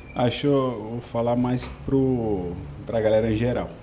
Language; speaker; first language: Portuguese; non-native, fluent; Italian